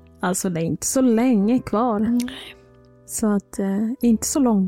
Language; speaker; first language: Swedish; non-native, fluent; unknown